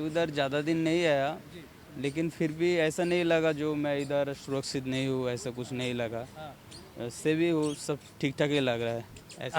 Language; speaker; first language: Hindi; non-native, local second language; Bangla